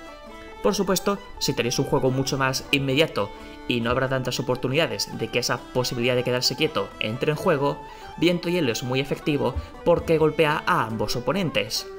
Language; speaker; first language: Spanish; native; Spanish